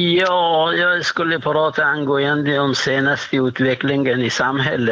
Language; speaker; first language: Swedish; non-native, fluent; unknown